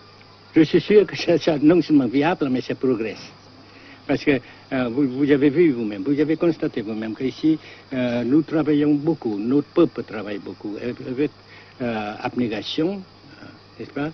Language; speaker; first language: French; non-native, local second language; Vietnamese